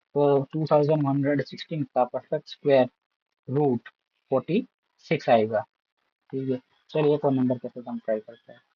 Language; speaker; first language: Hindi; non-native, local second language; Gujarati